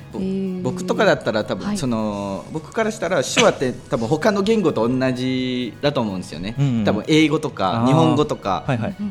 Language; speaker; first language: Japanese; non-native, fluent; Malay